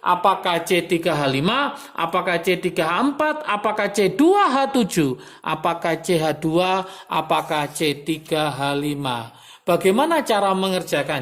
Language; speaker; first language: Indonesian; native; Indonesian